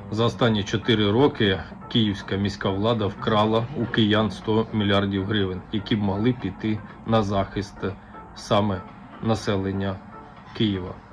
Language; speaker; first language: Ukrainian; native; Ukrainian